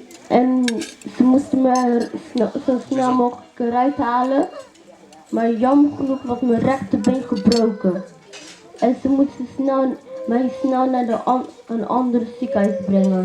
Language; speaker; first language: Dutch; early bilingual, other home language; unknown